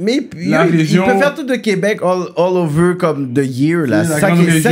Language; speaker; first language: French; native; French